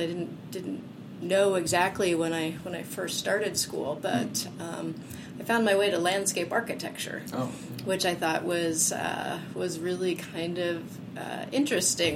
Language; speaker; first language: English; native; English